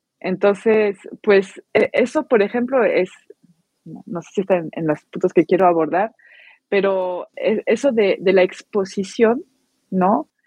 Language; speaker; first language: Spanish; non-native, fluent; French